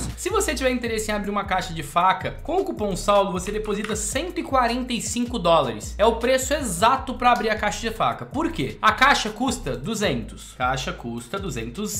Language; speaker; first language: Portuguese; native; Portuguese